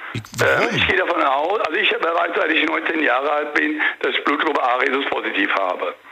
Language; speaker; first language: German; native; German